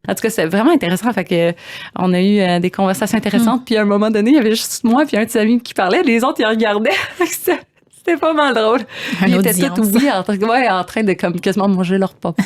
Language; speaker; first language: French; native; French